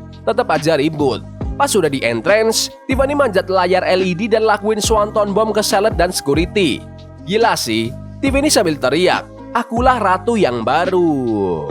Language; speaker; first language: Indonesian; native; Indonesian